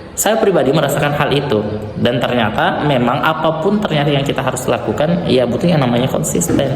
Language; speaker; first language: Indonesian; non-native, local second language; Buginese